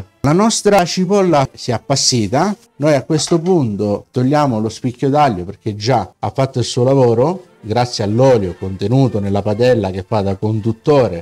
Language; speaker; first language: Italian; native; Italian